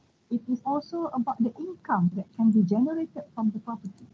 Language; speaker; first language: English; non-native, local second language; Malay